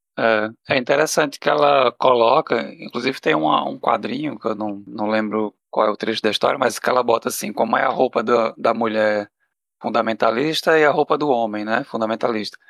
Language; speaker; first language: Portuguese; native; Portuguese